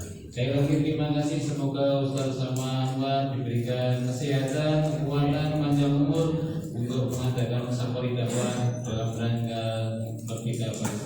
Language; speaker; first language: Indonesian; native; Indonesian